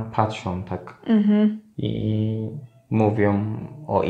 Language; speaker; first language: Polish; non-native, learner; Turkish